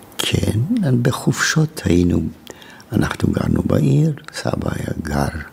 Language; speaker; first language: Hebrew; non-native, fluent; German